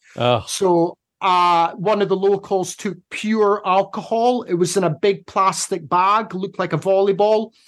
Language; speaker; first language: English; native; English